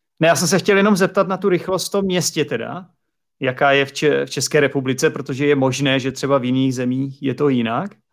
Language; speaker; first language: Czech; native; Czech